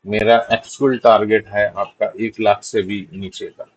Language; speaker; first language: Hindi; non-native, local second language; Bangla